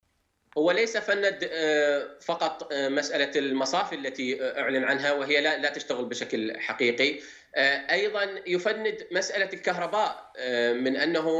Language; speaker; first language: Arabic; native; Arabic